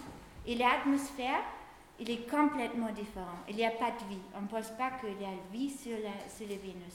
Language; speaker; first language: French; non-native, fluent; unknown